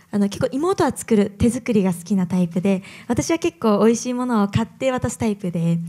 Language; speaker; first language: Japanese; native; Japanese